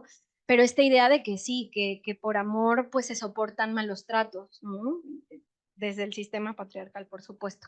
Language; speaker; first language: Spanish; native; Spanish